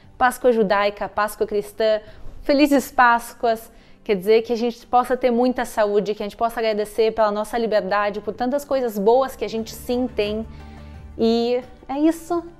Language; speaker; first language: Portuguese; native; Portuguese